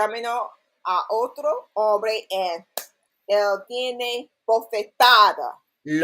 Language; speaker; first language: Spanish; non-native, learner; English